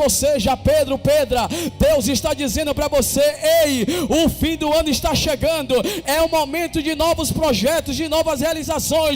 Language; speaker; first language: Portuguese; native; Portuguese